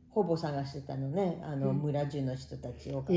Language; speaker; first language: Japanese; early bilingual, heritage; Japanese